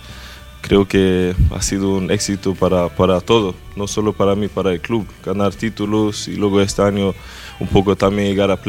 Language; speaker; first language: Spanish; non-native, fluent; Swedish